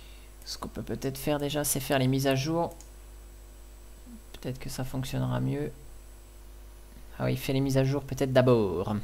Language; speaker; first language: French; native; French